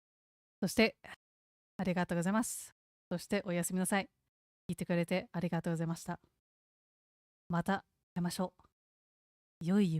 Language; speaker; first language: Japanese; non-native, learner; English